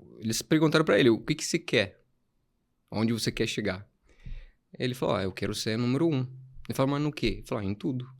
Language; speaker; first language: Portuguese; non-native, fluent; Arabic